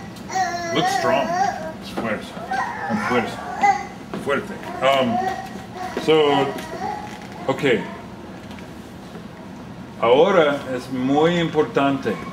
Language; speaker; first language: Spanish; non-native, learner; English